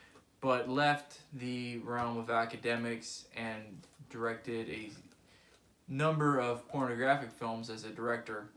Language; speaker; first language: English; native; English